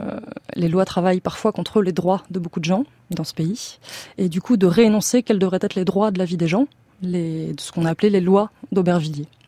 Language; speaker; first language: French; native; French